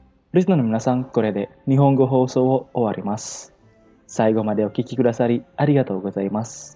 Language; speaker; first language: Japanese; non-native, fluent; Indonesian